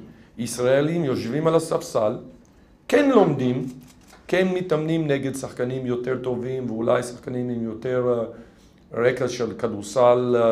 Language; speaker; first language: Hebrew; non-native, fluent; English